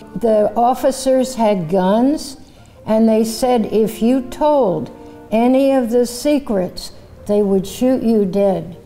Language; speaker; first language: English; native; English